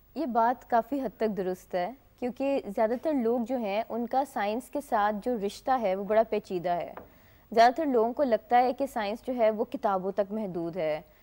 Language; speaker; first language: Hindi; native; Hindi